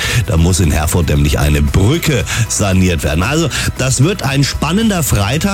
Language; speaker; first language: German; native; German